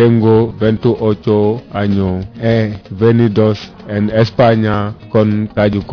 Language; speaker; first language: Spanish; non-native, learner; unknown